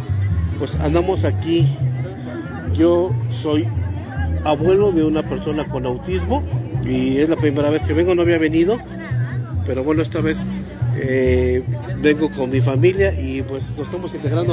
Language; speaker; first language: Spanish; native; Spanish